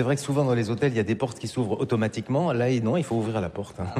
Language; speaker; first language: French; native; French